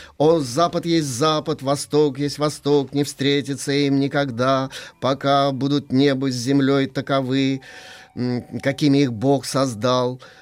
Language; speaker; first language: Russian; native; Russian